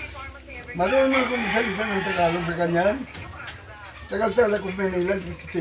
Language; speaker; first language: Filipino; non-native, local second language; Cebuano